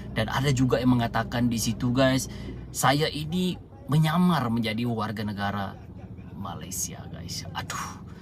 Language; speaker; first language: Malay; native; Malay